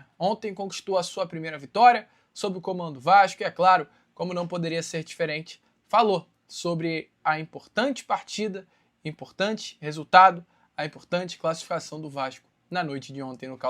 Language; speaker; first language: Portuguese; native; Portuguese